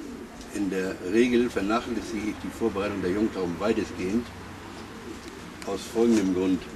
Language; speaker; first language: German; native; German